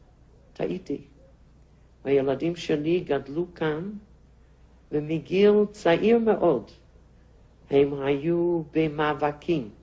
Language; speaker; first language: Hebrew; non-native, fluent; Yiddish